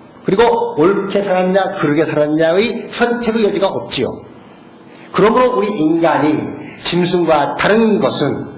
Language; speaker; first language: Korean; native; Korean